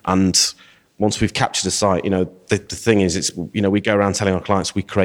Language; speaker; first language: English; native; English